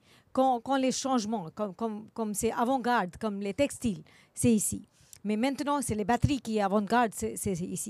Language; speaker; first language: French; non-native, learner; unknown